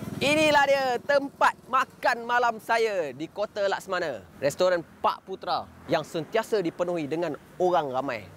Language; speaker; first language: Malay; native; Malay